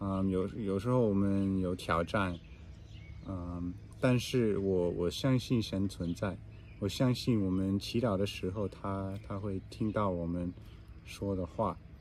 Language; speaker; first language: Chinese; non-native, learner; English